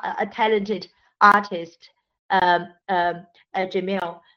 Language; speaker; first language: English; non-native, fluent; Chinese